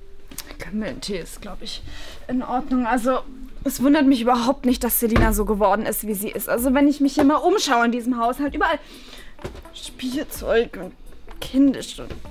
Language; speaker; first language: German; native; German